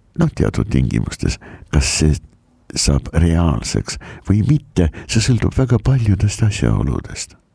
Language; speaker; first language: Estonian; non-native, local second language; Russian